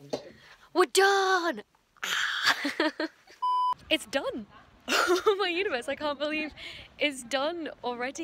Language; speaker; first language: English; native; English